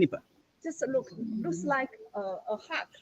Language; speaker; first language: English; non-native, learner; Chinese